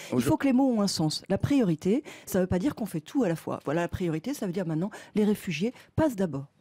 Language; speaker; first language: French; native; French